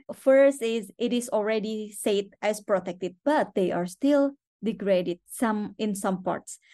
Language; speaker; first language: English; non-native, fluent; Indonesian